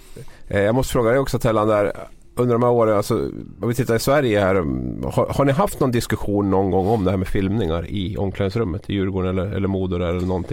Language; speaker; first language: Swedish; native; Swedish